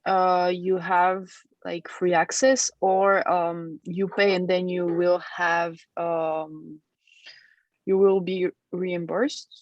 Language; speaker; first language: English; non-native, fluent; French